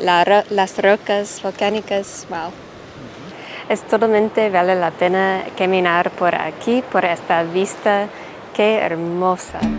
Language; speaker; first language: Spanish; non-native, learner; English